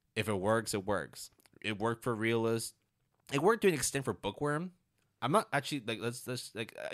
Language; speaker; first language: English; non-native, local second language; Cantonese